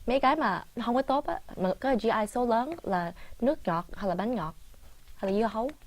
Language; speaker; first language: Vietnamese; early bilingual, other home language; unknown